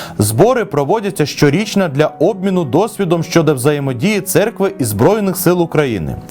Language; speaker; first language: Ukrainian; native; Ukrainian